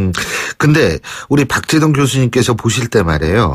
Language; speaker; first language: Korean; native; Korean